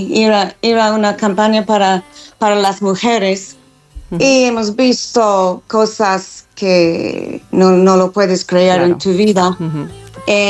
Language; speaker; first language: Spanish; non-native, learner; English